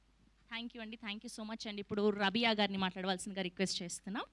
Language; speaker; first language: Telugu; native; Telugu